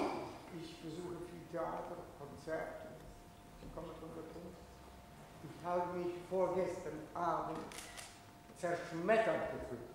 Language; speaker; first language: German; non-native, fluent; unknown